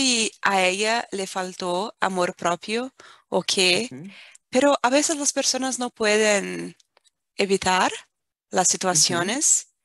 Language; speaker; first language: Spanish; non-native, fluent; Portuguese